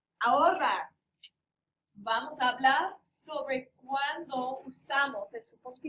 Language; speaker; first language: Spanish; non-native, fluent; English